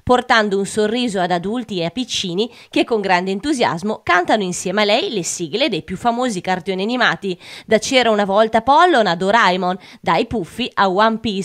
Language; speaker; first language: Italian; native; Italian